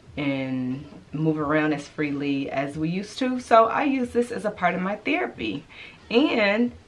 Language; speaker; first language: English; native; English